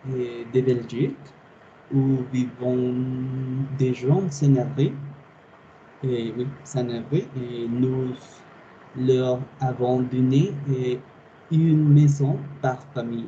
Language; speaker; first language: French; non-native, learner; Spanish